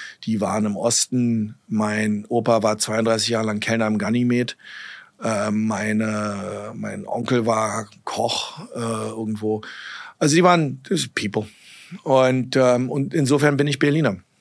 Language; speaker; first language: German; early bilingual, heritage; German